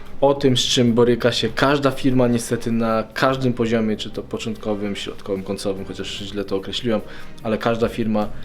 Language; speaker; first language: Polish; native; Polish